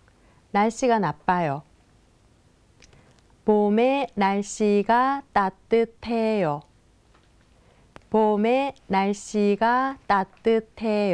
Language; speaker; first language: Korean; non-native, fluent; Thai